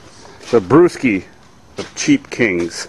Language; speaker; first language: English; native; English